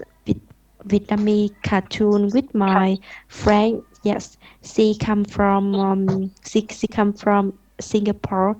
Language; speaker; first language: English; non-native, learner; Vietnamese